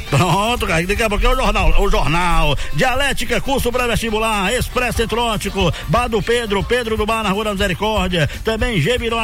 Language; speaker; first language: Portuguese; native; Portuguese